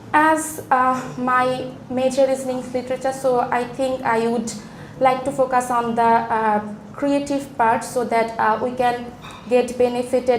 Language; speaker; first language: English; non-native, local second language; Bangla